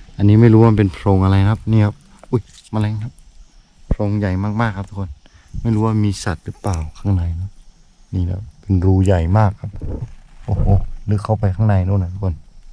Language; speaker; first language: Thai; non-native, local second language; Karen languages